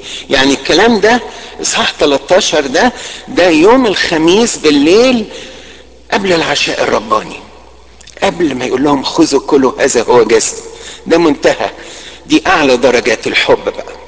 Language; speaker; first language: Arabic; native; Arabic